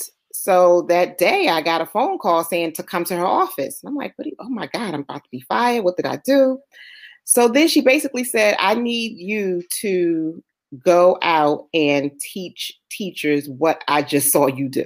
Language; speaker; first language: English; native; English